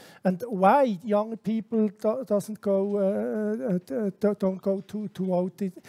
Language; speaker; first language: English; non-native, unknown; German